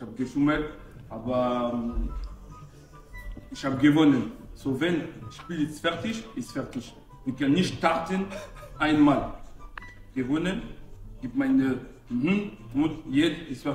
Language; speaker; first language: German; non-native, learner; French